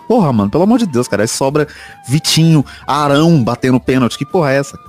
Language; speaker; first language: Portuguese; native; Portuguese